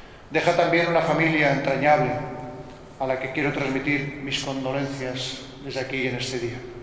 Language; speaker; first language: Spanish; native; Spanish